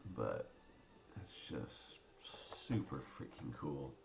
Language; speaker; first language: English; native; English